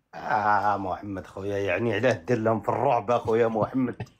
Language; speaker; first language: Arabic; native; Arabic